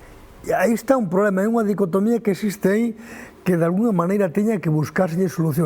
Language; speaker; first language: Galician; native; Galician